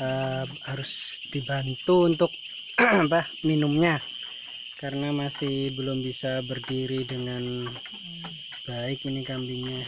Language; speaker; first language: Indonesian; native; Indonesian